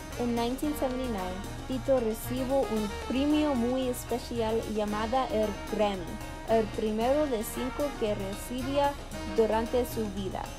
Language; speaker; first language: Spanish; non-native, learner; English